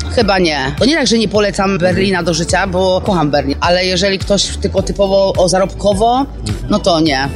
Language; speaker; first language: Polish; native; Polish